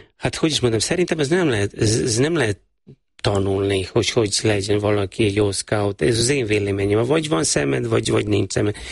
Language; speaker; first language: Hungarian; non-native, fluent; Serbian